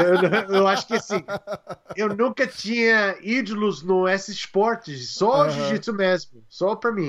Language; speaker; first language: Portuguese; non-native, learner; English